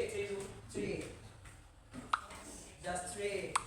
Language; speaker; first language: English; non-native, learner; Indonesian